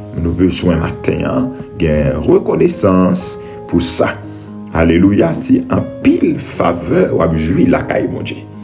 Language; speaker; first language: French; non-native, local second language; Haitian Creole